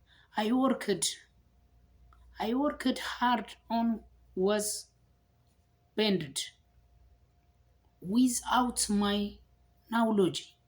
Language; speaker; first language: English; non-native, learner; Amharic